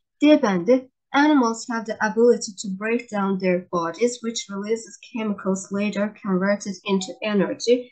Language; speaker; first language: English; non-native, fluent; Azerbaijani